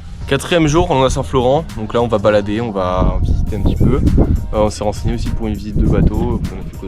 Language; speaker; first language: French; native; French